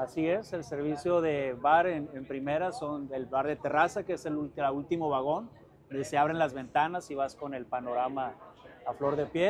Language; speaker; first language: Spanish; native; Spanish